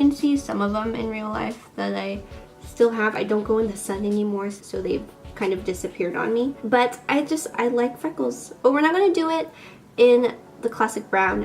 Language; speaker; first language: English; native; English